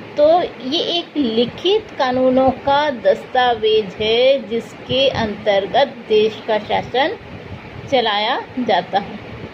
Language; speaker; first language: Hindi; native; Hindi